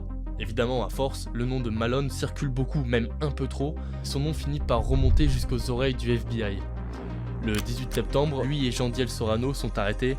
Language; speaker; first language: French; native; French